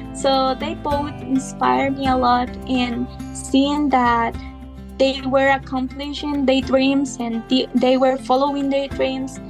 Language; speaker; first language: English; non-native, fluent; Spanish